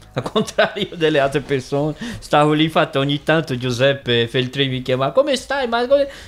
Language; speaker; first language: Italian; non-native, fluent; Portuguese